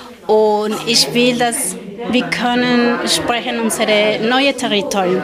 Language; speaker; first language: German; non-native, learner; Spanish